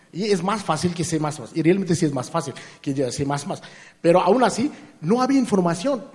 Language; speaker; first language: Spanish; non-native, fluent; Hindi